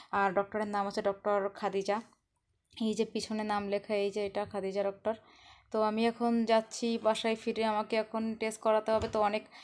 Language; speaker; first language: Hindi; non-native, learner; Bangla